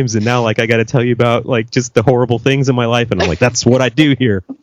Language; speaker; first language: English; native; English